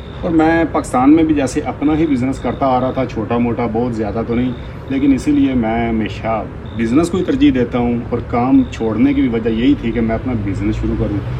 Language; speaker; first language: Urdu; non-native, local second language; Punjabi